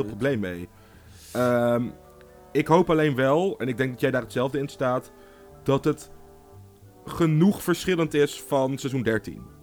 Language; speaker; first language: Dutch; native; Dutch